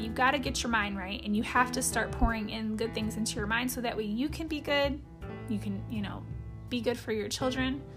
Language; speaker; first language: English; native; English